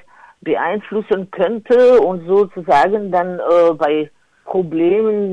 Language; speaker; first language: German; non-native, fluent; French